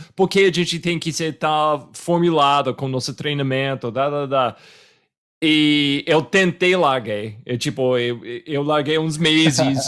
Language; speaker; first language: Portuguese; non-native, fluent; English